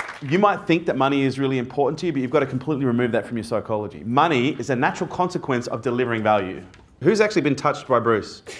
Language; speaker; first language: English; native; English